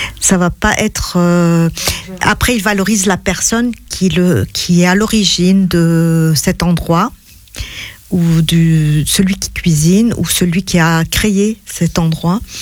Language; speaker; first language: French; non-native, local second language; Arabic